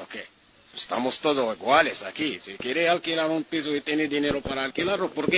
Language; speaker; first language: Spanish; non-native, learner; Arabic